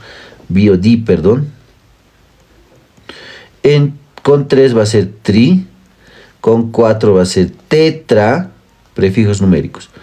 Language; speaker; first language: Spanish; native; Spanish